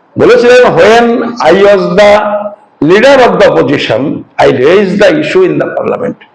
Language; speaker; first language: English; non-native, local second language; Bangla